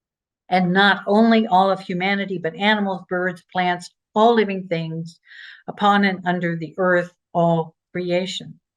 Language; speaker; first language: English; native; English